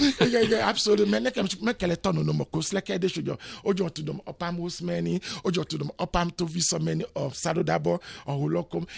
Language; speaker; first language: Hungarian; non-native, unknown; Yoruba